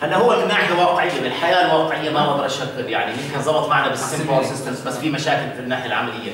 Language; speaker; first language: Arabic; native; Arabic